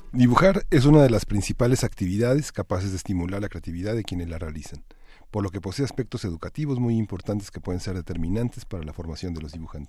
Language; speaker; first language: Spanish; native; Spanish